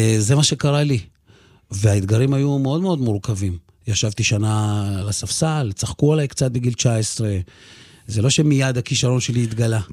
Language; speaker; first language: Hebrew; early bilingual, other home language; Russian